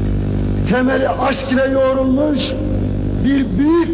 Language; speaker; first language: Turkish; native; Turkish